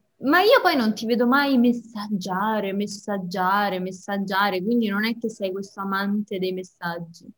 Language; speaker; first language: Italian; native; Italian